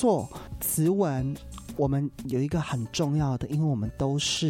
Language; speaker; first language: Chinese; non-native, local second language; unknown